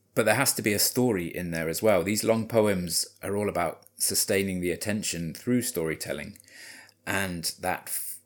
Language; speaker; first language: English; native; English